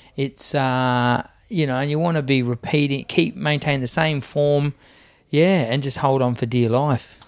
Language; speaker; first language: English; native; English